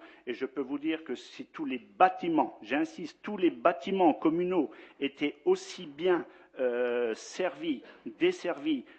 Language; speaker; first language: French; native; French